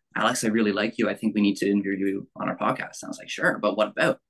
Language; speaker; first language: English; native; English